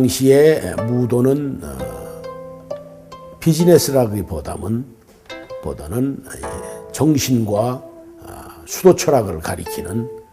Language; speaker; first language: Korean; native; Korean